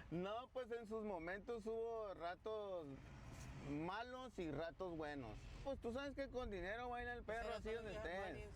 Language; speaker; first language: Spanish; native; Spanish